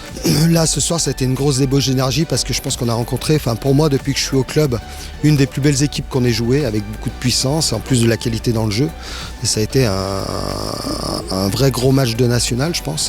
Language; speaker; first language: French; native; French